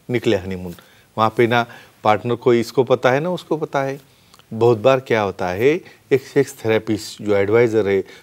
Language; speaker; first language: Hindi; non-native, local second language; Marathi